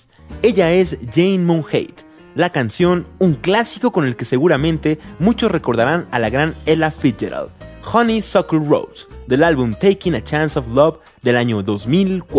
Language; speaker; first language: Spanish; native; Spanish